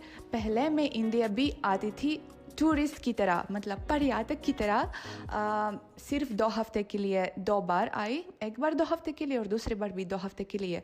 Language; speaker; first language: Hindi; non-native, fluent; Russian